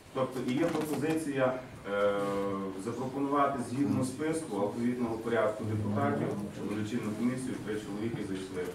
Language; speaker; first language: Ukrainian; native; Ukrainian